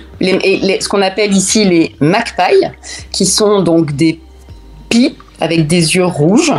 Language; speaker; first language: French; native; French